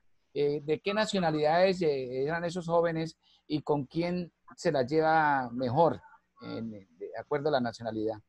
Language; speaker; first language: Spanish; native; Spanish